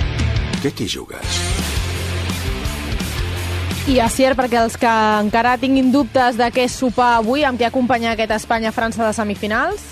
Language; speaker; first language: Catalan; native; Catalan